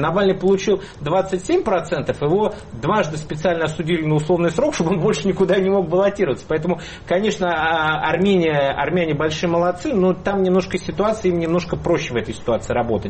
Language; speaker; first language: Russian; native; Russian